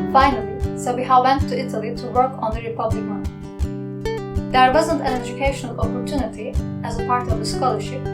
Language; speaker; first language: English; non-native, fluent; Turkish